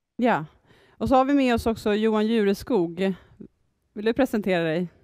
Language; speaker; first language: Swedish; native; Swedish